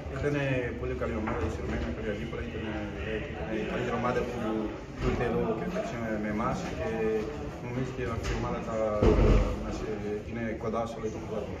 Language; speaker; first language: Greek; non-native, learner; Portuguese